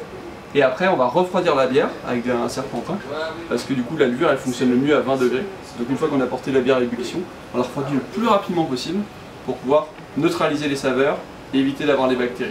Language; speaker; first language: French; native; French